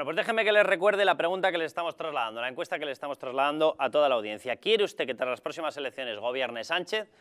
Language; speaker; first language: Spanish; native; Spanish